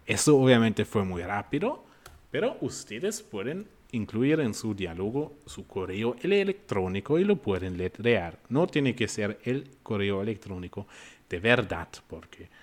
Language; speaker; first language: Spanish; non-native, fluent; German